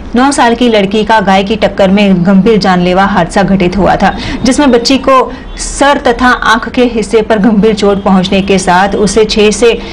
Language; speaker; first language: Hindi; non-native, local second language; Gujarati